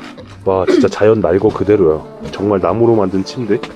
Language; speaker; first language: Korean; native; Korean